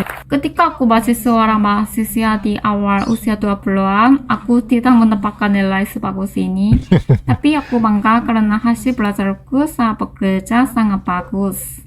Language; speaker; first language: Indonesian; non-native, learner; Korean